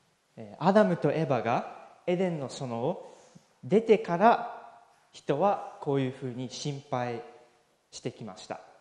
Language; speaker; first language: Japanese; non-native, fluent; English